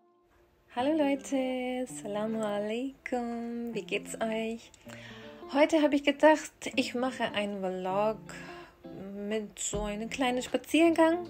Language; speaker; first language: German; non-native, fluent; Urdu